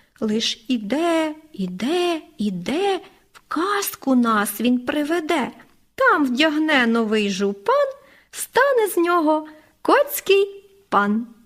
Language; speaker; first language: Ukrainian; native; Ukrainian